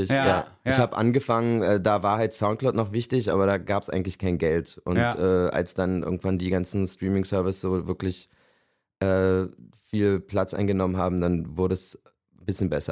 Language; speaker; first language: German; native; German